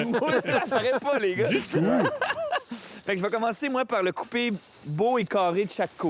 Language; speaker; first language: French; native; French